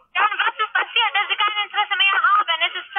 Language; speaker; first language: German; non-native, learner; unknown